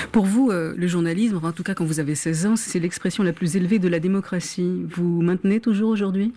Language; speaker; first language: French; native; French